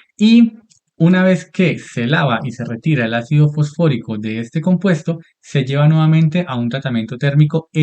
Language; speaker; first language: Spanish; native; Spanish